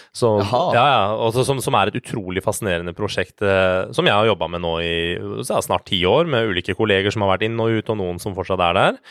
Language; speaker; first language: Norwegian; early bilingual, other home language; Persian